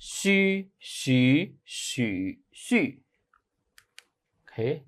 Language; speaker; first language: Chinese; non-native, fluent; Khmer